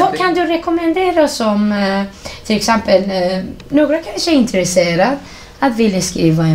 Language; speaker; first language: Swedish; non-native, fluent; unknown